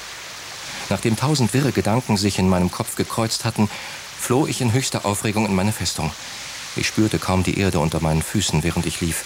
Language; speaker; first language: German; native; German